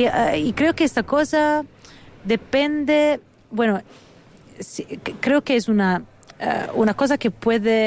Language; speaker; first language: Spanish; non-native, fluent; Italian